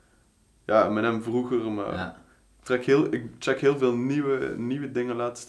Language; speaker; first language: Dutch; native; Dutch